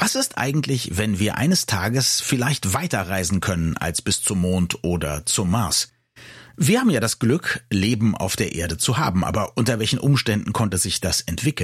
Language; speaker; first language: German; native; German